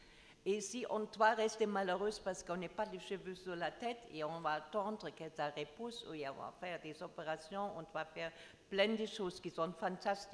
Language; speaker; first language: French; non-native, learner; German